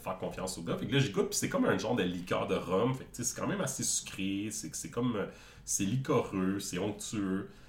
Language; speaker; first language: French; native; French